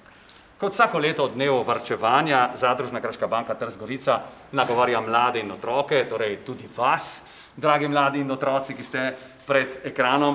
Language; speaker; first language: Slovenian; native; Slovenian